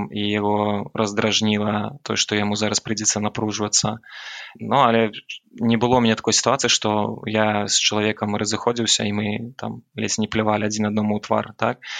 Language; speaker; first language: Belarusian; non-native, local second language; Russian